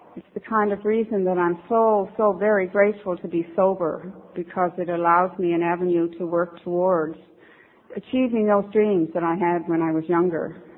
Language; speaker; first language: English; native; English